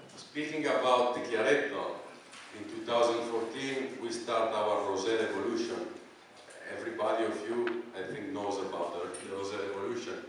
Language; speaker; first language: English; non-native, fluent; Italian